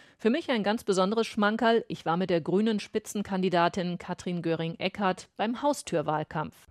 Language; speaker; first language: German; native; German